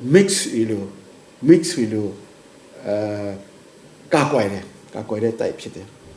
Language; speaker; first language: Burmese; non-native, local second language; Kachin